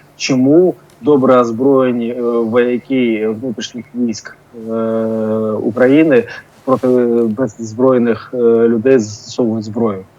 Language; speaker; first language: Ukrainian; non-native, local second language; Russian